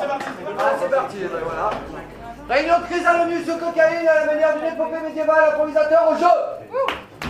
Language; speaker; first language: French; native; French